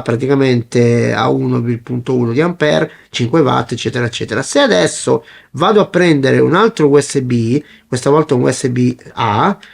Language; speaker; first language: Italian; native; Italian